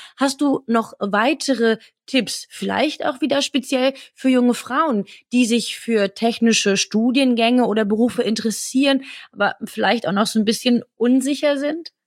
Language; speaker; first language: German; native; German